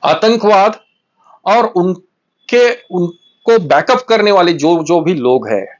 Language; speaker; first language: Hindi; non-native, local second language; Marathi